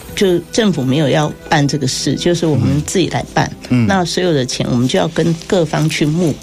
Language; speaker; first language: Chinese; native; Chinese